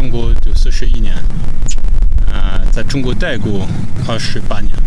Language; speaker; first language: Chinese; non-native, fluent; French